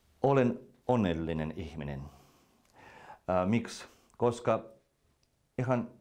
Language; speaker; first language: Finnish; non-native, fluent; Russian